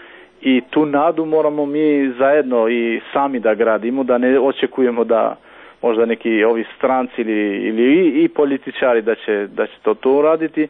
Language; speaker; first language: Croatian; non-native, local second language; Albanian